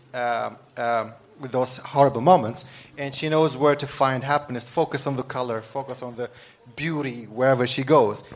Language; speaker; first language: English; non-native, fluent; Arabic